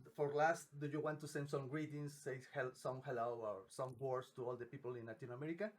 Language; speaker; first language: English; non-native, learner; Spanish